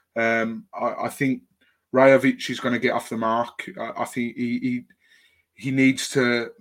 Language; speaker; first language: English; native; English